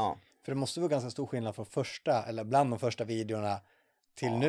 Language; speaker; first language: Swedish; native; Swedish